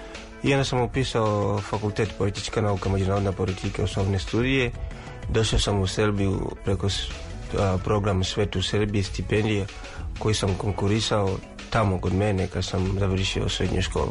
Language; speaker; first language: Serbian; non-native, fluent; Swahili